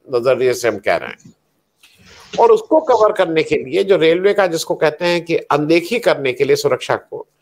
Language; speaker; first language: Hindi; native; Hindi